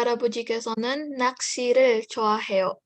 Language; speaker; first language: Korean; non-native, learner; Indonesian